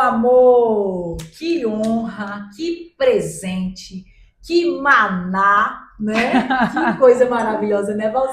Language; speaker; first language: Portuguese; native; Portuguese